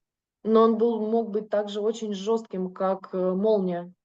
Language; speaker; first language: Russian; native; Russian